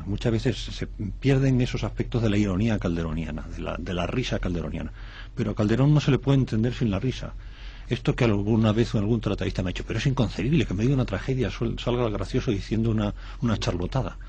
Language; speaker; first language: Spanish; native; Spanish